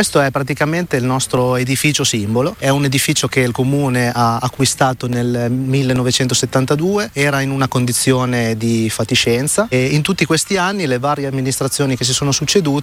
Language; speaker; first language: Italian; native; Italian